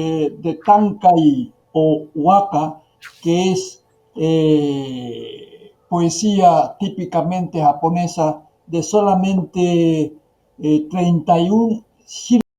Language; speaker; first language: Spanish; non-native, fluent; Japanese